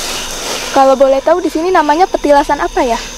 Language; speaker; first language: Indonesian; native; Indonesian